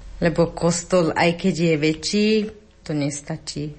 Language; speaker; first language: Slovak; non-native, learner; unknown